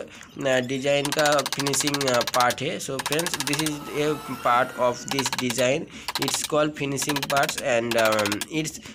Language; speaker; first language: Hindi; non-native, local second language; Bangla